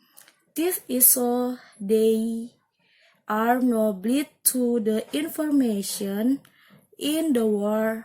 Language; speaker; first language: English; non-native, learner; Indonesian